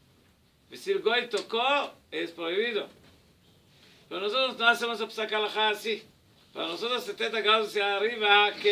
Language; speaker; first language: Spanish; non-native, learner; Hebrew